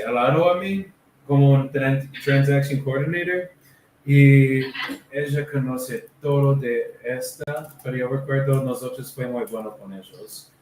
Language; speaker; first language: Spanish; non-native, learner; English